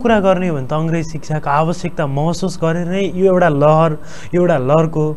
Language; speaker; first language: Nepali; native; Nepali